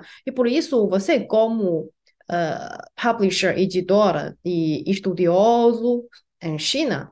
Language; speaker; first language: Portuguese; non-native, fluent; Chinese